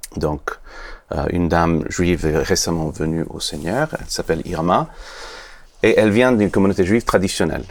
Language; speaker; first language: French; non-native, fluent; Hebrew